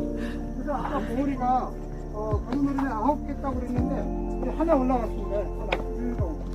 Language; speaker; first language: Korean; native; Korean